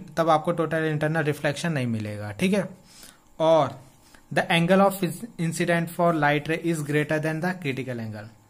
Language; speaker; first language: Hindi; native; Hindi